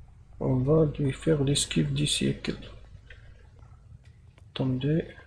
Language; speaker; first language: French; non-native, learner; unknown